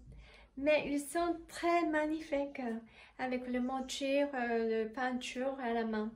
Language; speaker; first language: French; non-native, fluent; Japanese